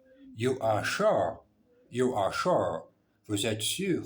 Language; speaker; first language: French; non-native, learner; English